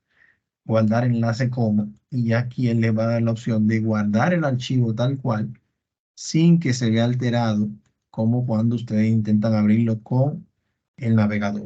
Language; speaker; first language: Spanish; native; Spanish